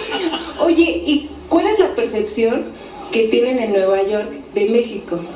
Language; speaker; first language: Spanish; native; Spanish